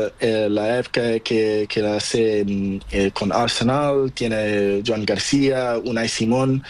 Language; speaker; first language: Spanish; non-native, learner; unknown